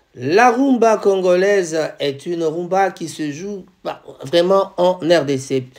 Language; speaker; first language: French; non-native, local second language; Lingala